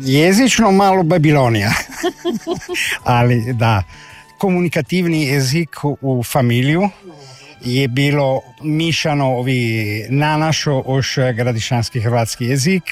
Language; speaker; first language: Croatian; early bilingual, heritage; Croatian